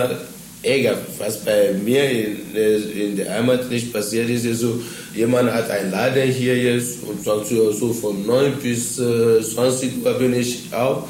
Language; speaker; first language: German; non-native, fluent; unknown